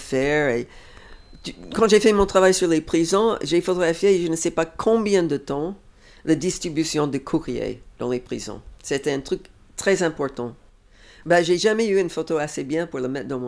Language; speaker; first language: French; non-native, fluent; English